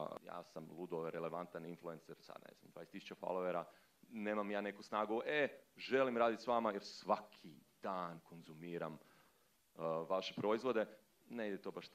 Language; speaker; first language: Croatian; native; Croatian